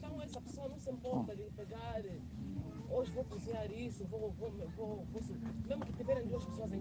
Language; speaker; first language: Portuguese; non-native, local second language; Lingala